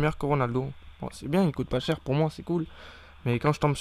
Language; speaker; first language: French; native; French